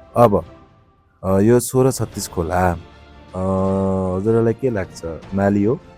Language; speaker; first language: Nepali; native; Nepali